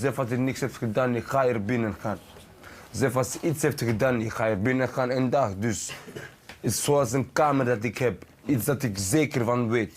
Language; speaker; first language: Dutch; early bilingual, other home language; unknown